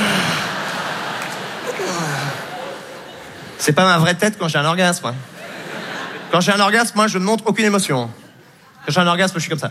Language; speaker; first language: French; native; French